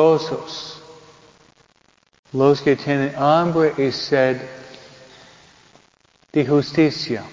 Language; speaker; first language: Spanish; non-native, fluent; English